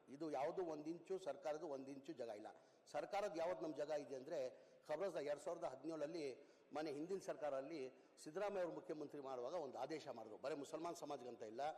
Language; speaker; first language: Kannada; non-native, local second language; Urdu